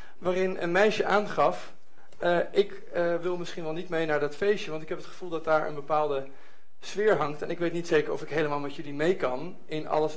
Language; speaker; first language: Dutch; native; Dutch